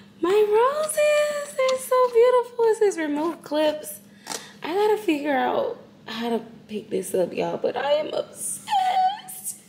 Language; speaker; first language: English; native; English